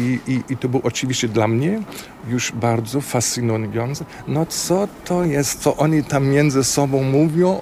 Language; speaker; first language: Polish; non-native, fluent; German